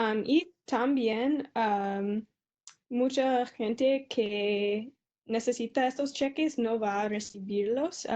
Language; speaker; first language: Spanish; non-native, learner; English